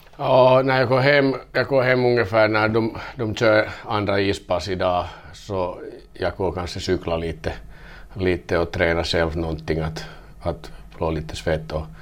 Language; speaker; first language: Swedish; non-native, fluent; Finnish